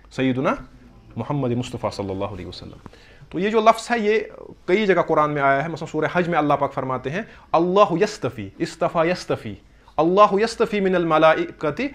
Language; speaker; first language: Urdu; non-native, local second language; Kashmiri